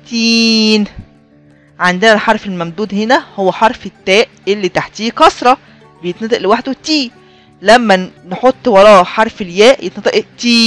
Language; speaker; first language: Arabic; native; Arabic